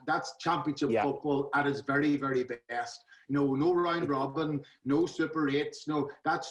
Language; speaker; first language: English; native; English